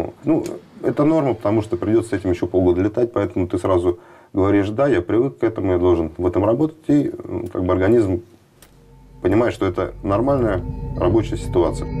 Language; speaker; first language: Russian; native; Russian